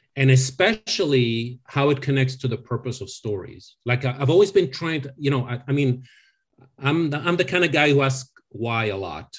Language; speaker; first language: English; non-native, fluent; French